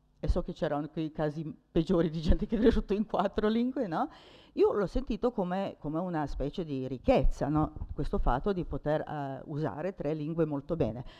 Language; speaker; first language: Italian; early bilingual, other home language; Serbian